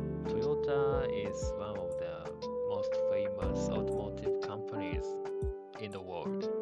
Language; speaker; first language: English; non-native, learner; Japanese